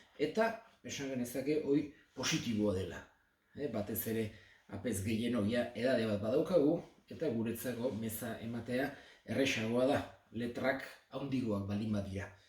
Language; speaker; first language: Basque; native; Basque